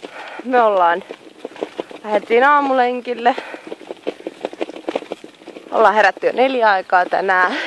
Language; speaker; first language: Finnish; native; Finnish